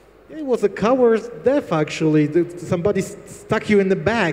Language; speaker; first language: English; non-native, fluent; Polish